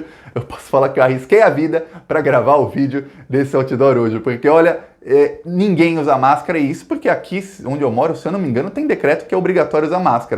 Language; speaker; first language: Portuguese; native; Portuguese